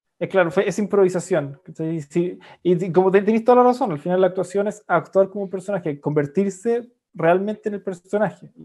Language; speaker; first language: Spanish; native; Spanish